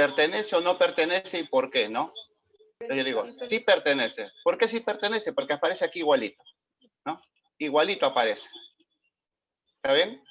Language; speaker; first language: Spanish; native; Spanish